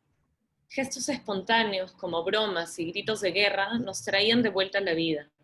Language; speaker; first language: Spanish; native; Spanish